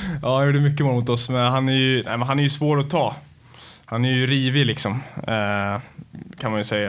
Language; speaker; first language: Swedish; native; Swedish